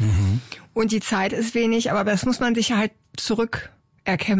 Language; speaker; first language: German; native; German